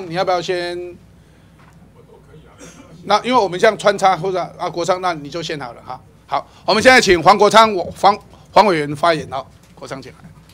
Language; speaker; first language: Chinese; native; Chinese